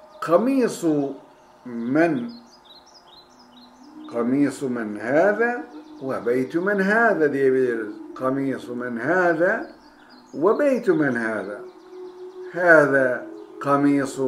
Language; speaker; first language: Arabic; non-native, fluent; Turkish